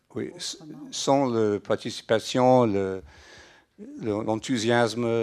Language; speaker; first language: French; non-native, fluent; English